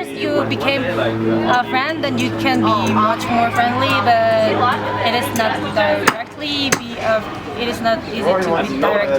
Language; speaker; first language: English; non-native, learner; Korean